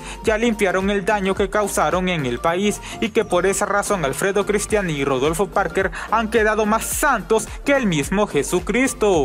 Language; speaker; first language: Spanish; native; Spanish